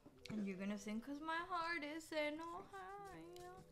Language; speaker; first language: English; early bilingual, other home language; Spanish